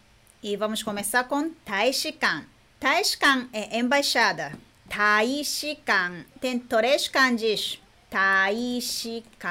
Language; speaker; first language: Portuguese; non-native, fluent; Japanese